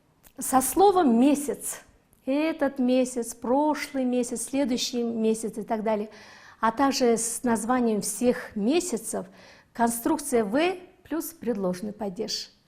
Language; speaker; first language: Russian; non-native, fluent; Mongolian